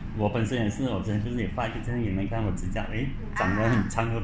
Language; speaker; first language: Chinese; native; Chinese